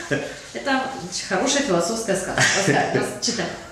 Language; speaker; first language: Russian; non-native, fluent; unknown